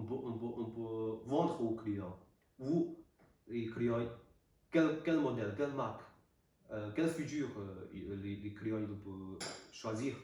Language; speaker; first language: French; non-native, learner; Chinese